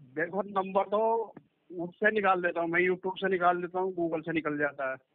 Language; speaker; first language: Hindi; native; Hindi